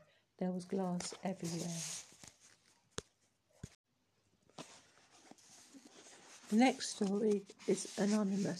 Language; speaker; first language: English; native; English